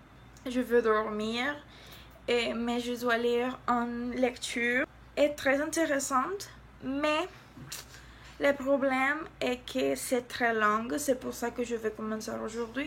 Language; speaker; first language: French; non-native, learner; Spanish